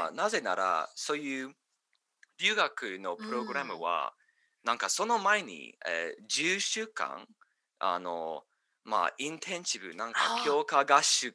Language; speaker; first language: Japanese; non-native, fluent; English